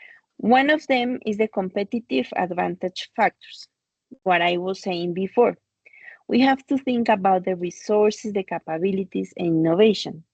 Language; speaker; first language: English; non-native, fluent; Spanish